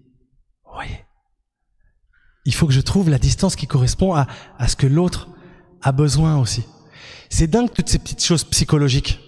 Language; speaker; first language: French; native; French